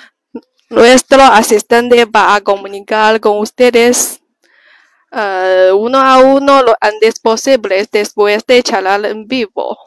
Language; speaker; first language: Spanish; non-native, learner; Chinese